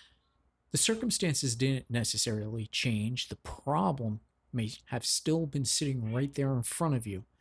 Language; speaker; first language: English; native; English